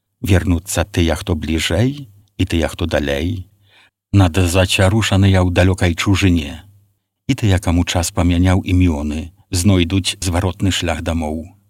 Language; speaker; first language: Belarusian; native; Belarusian